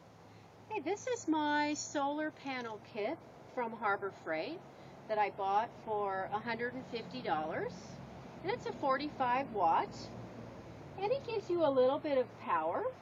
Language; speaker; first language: English; native; English